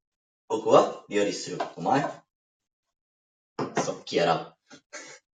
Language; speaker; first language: Japanese; non-native, learner; Spanish